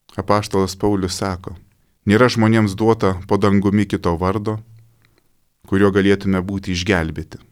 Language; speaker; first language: Lithuanian; native; Lithuanian